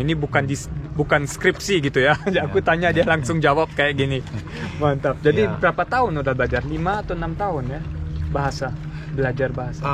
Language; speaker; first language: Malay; early bilingual, heritage; Indonesian